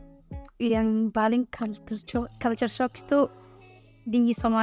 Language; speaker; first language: Indonesian; non-native, learner; Somali